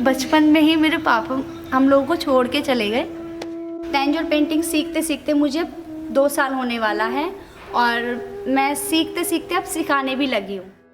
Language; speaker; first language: Hindi; native; Hindi